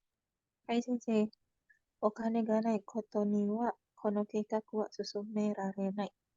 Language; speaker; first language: Japanese; non-native, learner; Indonesian